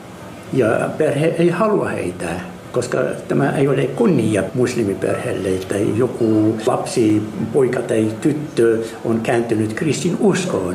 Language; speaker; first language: Finnish; non-native, fluent; Arabic